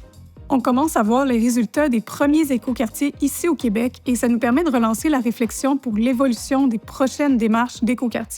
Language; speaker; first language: French; native; French